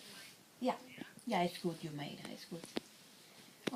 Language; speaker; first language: Dutch; non-native, learner; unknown